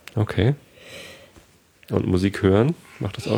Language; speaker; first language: German; native; German